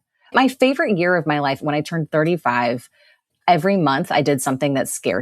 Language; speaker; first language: English; native; English